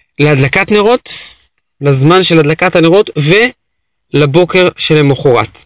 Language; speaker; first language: Hebrew; native; Hebrew